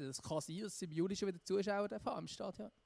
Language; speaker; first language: German; native; German